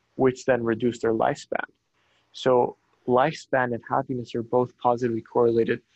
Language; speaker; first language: English; non-native, fluent; Spanish